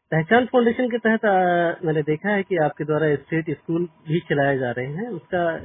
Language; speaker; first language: Hindi; native; Hindi